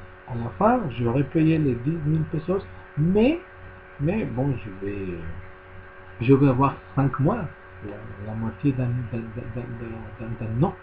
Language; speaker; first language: French; non-native, learner; Spanish